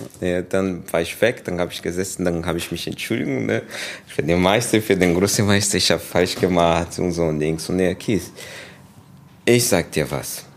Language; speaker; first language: German; non-native, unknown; Portuguese